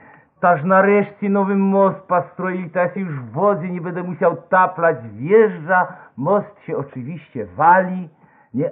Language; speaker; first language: Polish; native; Polish